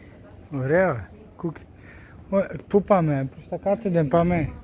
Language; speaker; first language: Greek; non-native, fluent; Bulgarian